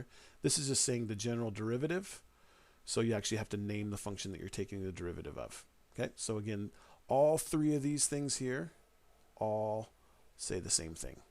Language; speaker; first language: English; native; English